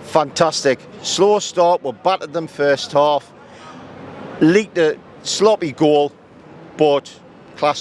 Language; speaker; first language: English; native; English